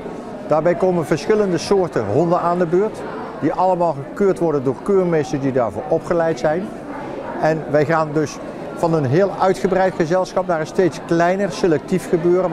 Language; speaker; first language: Dutch; native; Dutch